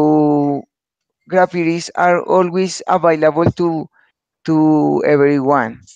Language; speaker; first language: English; non-native, learner; Spanish